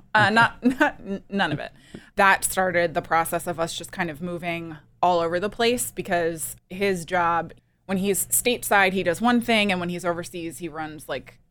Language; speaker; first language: English; native; English